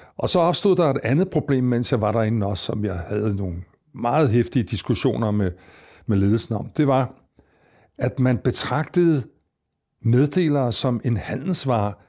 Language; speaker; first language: Danish; native; Danish